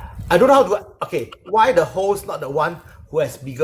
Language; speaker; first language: English; non-native, local second language; Chinese